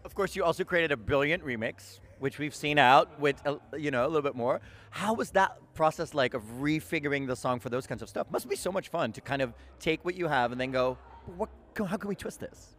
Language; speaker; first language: English; non-native, fluent; Dutch